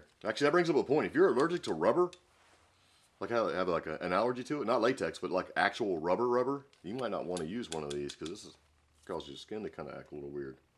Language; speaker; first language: English; native; English